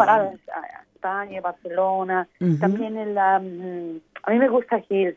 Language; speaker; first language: Spanish; native; Spanish